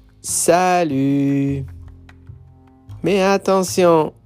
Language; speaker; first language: French; non-native, fluent; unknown